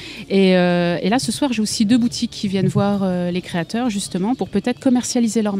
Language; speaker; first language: French; native; French